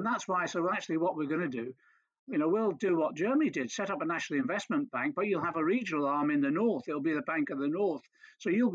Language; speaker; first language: English; native; English